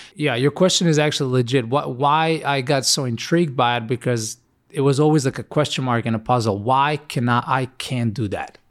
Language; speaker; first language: English; non-native, fluent; Macedonian